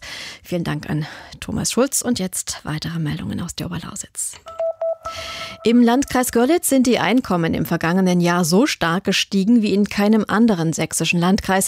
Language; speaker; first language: German; native; German